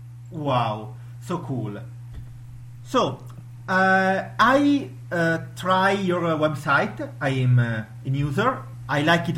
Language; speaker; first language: English; non-native, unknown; Italian